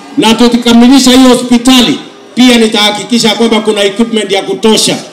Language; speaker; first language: Swahili; non-native, local second language; Kalenjin